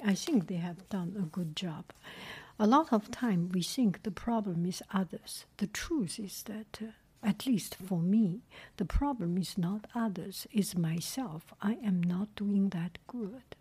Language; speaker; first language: English; non-native, fluent; Chinese